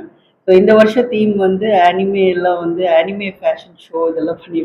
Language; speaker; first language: Tamil; native; Tamil